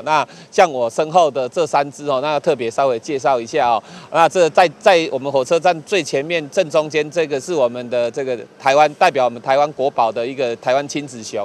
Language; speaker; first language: Chinese; native; Chinese